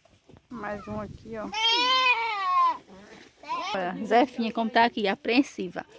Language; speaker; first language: Portuguese; native; Portuguese